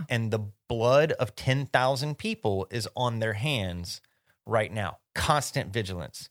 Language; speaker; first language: English; native; English